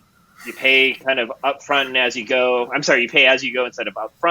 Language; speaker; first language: English; native; English